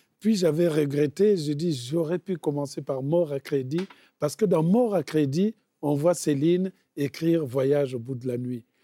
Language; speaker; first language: French; non-native, local second language; Bembe